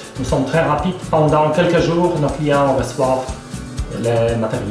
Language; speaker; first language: French; non-native, fluent; Polish